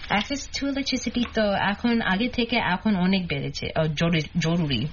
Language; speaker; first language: Bangla; early bilingual, heritage; Bangla